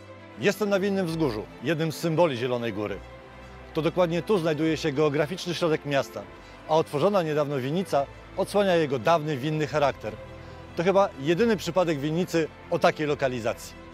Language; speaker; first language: Polish; native; Polish